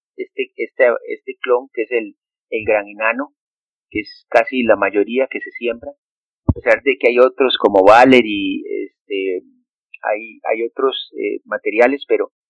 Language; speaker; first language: Spanish; native; Spanish